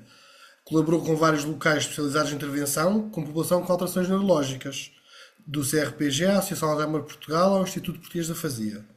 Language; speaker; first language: Portuguese; native; Portuguese